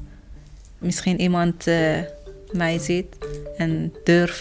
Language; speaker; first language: Dutch; non-native, learner; Persian